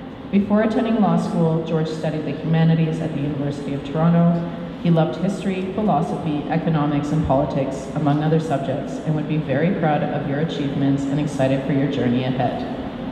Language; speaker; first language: English; native; English